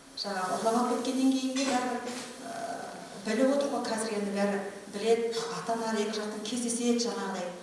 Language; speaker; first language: Kazakh; native; Kazakh